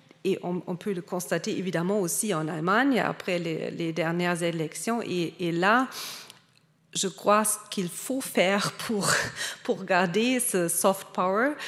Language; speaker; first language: French; non-native, fluent; German